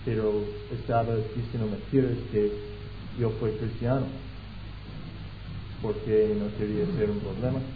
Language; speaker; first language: Spanish; non-native, fluent; English